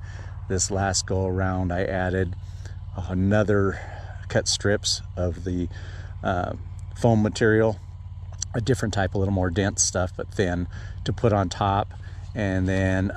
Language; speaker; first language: English; native; English